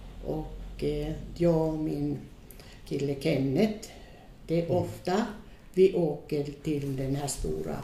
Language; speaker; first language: Swedish; non-native, fluent; Finnish